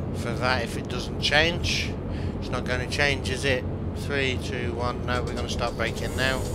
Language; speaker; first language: English; native; English